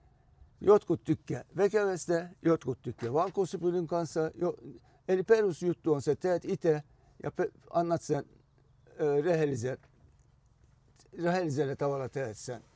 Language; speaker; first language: Finnish; non-native, fluent; Turkish